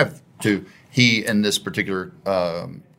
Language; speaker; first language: English; native; English